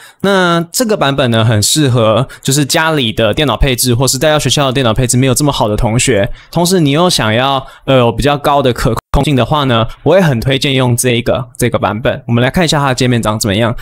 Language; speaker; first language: Chinese; native; Chinese